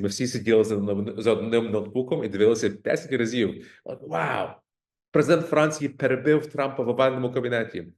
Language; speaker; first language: Ukrainian; early bilingual, heritage; Ukrainian